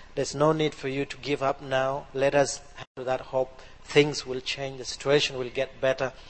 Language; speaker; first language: English; non-native, local second language; Acoli